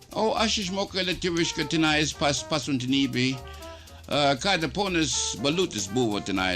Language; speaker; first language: Lithuanian; non-native, learner; English